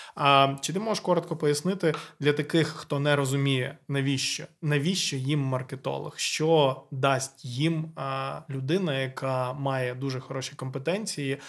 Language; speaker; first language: Ukrainian; native; Ukrainian